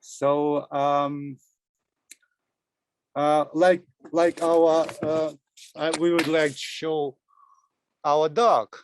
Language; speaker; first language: English; non-native, fluent; Russian